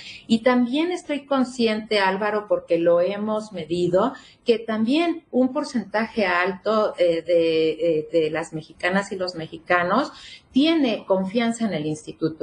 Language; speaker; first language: Spanish; native; Spanish